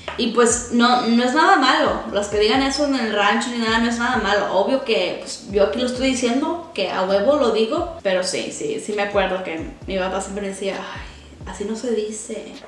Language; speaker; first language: Spanish; early bilingual, heritage; Spanish